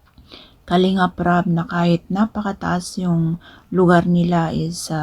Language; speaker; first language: Filipino; native; Filipino